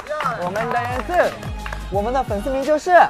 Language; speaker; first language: Chinese; native; Chinese